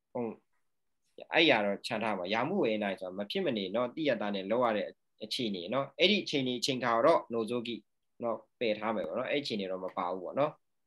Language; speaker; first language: Burmese; native; Burmese